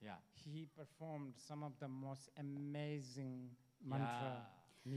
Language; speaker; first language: English; non-native, learner; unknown